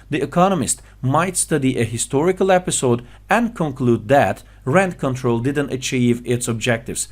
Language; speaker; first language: English; non-native, fluent; Turkish